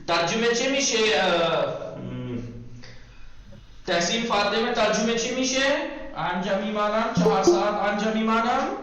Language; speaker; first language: Persian; non-native, fluent; Urdu